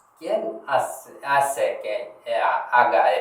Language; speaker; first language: Spanish; non-native, learner; Korean